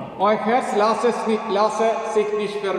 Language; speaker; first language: German; non-native, learner; Malayalam